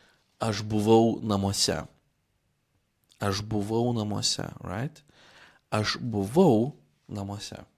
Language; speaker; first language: Lithuanian; non-native, fluent; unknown